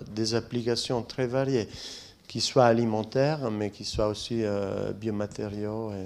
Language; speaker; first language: French; non-native, fluent; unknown